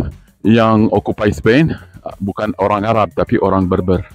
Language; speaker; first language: Indonesian; non-native, fluent; Spanish